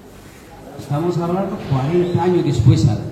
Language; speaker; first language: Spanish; non-native, fluent; Amharic